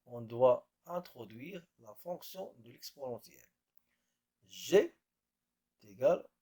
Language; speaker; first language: French; non-native, local second language; Arabic